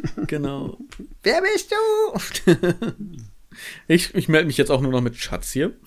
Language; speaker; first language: German; native; German